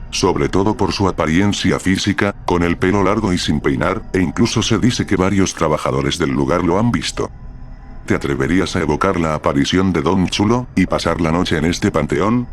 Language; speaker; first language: Spanish; native; Spanish